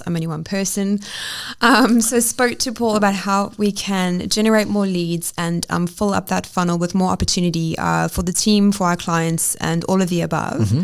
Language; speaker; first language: English; native; English